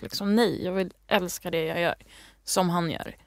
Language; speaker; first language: Swedish; early bilingual, heritage; Swedish